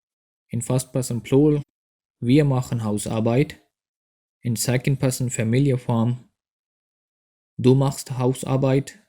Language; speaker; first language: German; non-native, fluent; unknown